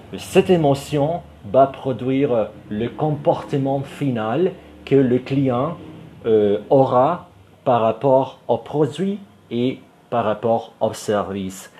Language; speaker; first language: French; non-native, fluent; Spanish